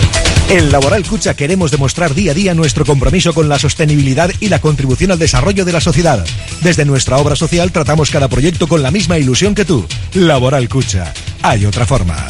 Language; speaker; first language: Spanish; native; Spanish